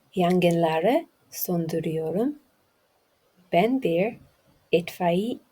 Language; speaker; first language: Turkish; non-native, learner; English